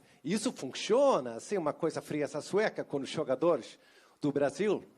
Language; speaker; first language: Portuguese; non-native, fluent; Swedish